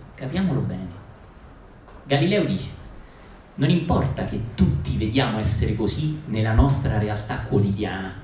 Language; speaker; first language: Italian; native; Italian